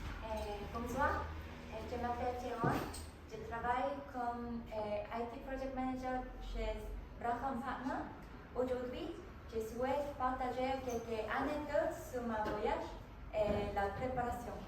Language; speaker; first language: French; non-native, learner; Korean